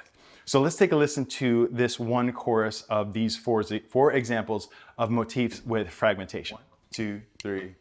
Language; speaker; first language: English; native; English